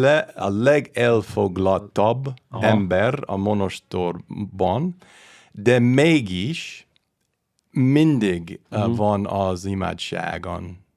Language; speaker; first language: Hungarian; non-native, learner; English